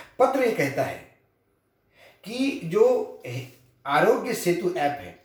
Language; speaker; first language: Hindi; non-native, local second language; Marathi